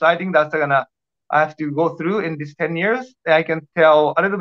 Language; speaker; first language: English; non-native, fluent; Japanese